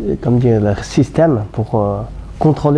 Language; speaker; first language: French; non-native, learner; Chinese